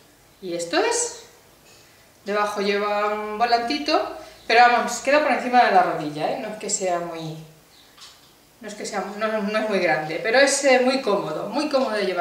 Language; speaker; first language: Spanish; native; Spanish